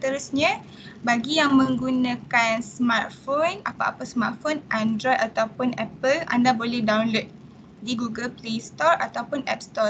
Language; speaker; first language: Malay; native; Malay